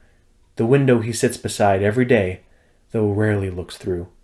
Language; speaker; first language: English; native; English